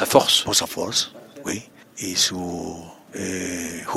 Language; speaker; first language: French; non-native, learner; Spanish